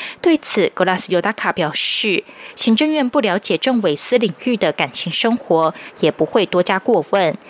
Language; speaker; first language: Chinese; native; Chinese